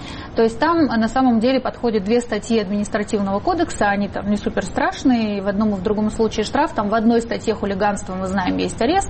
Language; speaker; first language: Russian; native; Russian